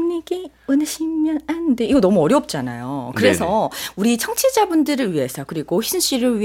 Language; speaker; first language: Korean; native; Korean